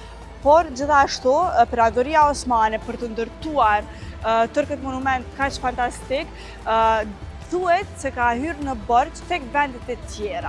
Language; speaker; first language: Albanian; native; Albanian